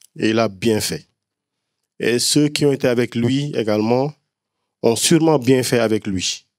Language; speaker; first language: French; non-native, local second language; Wolof